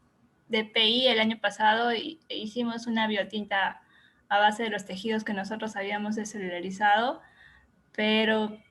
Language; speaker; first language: Spanish; native; Spanish